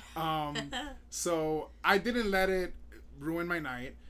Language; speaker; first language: English; native; English